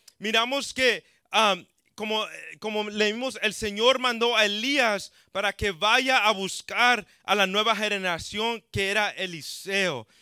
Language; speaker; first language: Spanish; early bilingual, heritage; Spanish